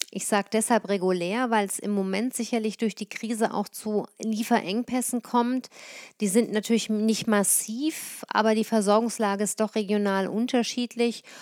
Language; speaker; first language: German; native; German